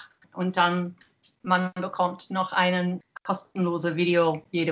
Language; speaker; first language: German; non-native, learner; English